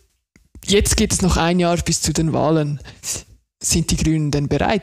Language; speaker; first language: German; native; German